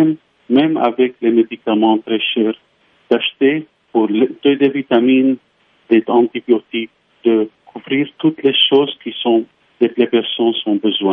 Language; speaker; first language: French; non-native, fluent; Arabic